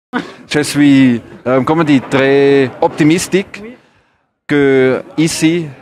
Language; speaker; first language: French; non-native, learner; German